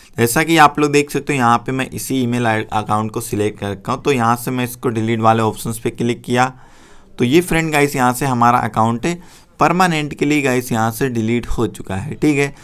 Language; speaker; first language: Hindi; native; Hindi